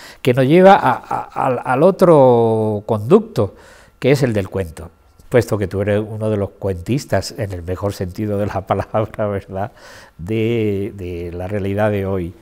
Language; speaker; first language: Spanish; native; Spanish